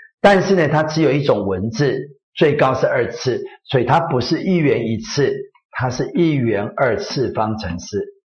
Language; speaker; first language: Chinese; native; Chinese